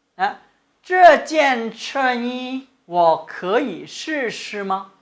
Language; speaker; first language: Chinese; non-native, fluent; Thai